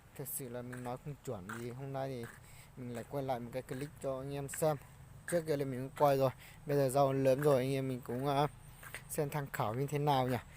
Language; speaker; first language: Vietnamese; non-native, local second language; Hmong